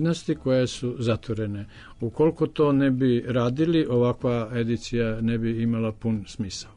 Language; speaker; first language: Serbian; native; Serbian